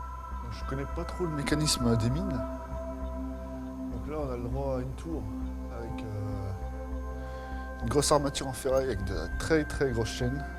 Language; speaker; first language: French; native; French